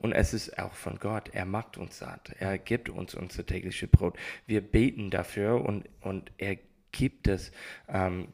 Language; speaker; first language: German; non-native, learner; English